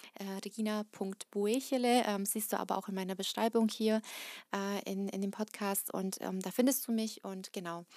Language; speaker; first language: German; early bilingual, other home language; Russian